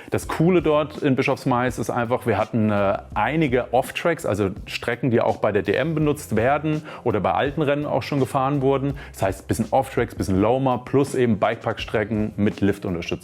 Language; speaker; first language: German; native; German